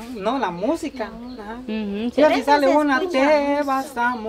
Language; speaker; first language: Spanish; native; Spanish